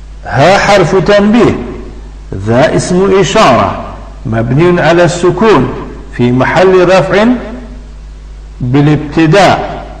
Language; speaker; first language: Arabic; non-native, fluent; Tajik